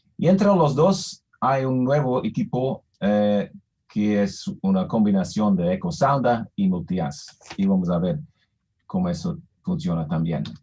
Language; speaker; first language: Spanish; non-native, fluent; English